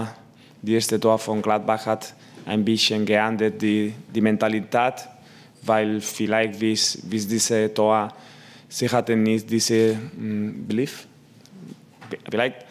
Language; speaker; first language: German; non-native, learner; Spanish